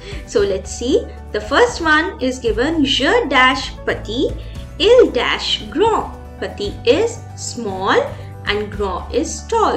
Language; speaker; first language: English; non-native, local second language; Hindi